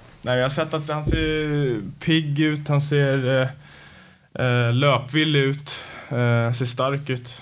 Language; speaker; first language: Swedish; native; Swedish